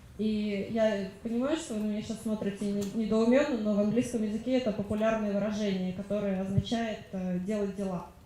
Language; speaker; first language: Russian; native; Russian